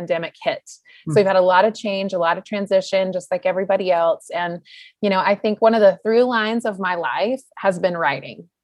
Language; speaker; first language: English; native; English